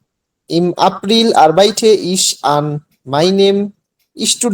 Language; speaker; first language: German; non-native, learner; Bangla